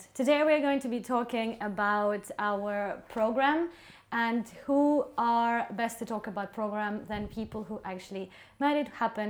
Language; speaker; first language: English; non-native, fluent; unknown